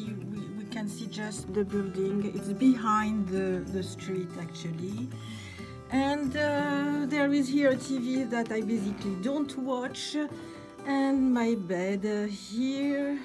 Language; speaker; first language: English; non-native, fluent; French